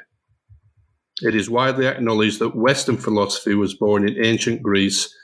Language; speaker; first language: English; native; English